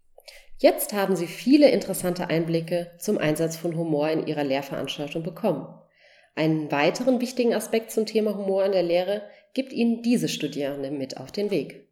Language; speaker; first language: German; native; German